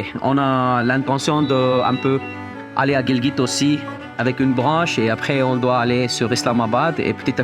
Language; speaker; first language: French; non-native, fluent; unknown